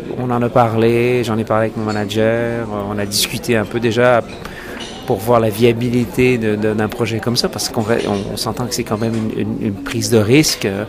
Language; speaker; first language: French; native; French